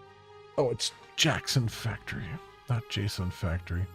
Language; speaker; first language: English; native; English